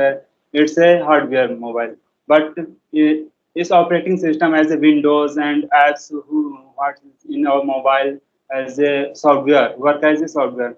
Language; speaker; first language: English; non-native, learner; Hindi